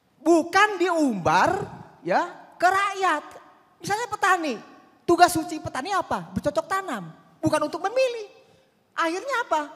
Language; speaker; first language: Indonesian; non-native, local second language; Sundanese